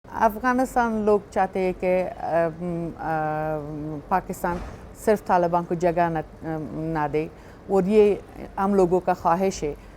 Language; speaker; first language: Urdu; non-native, fluent; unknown